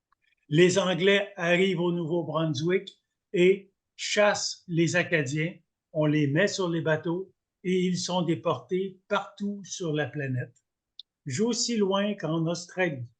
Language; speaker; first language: French; native; French